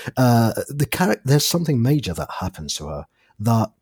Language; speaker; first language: English; non-native, fluent; Arabic